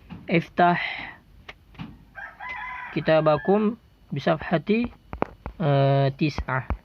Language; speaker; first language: Arabic; non-native, fluent; Indonesian